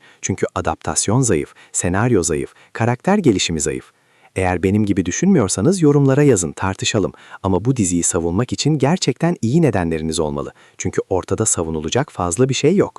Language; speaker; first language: Turkish; native; Turkish